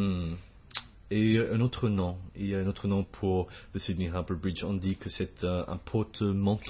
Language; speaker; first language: French; non-native, fluent; English